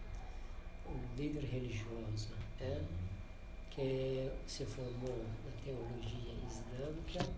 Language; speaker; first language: Portuguese; non-native, learner; Persian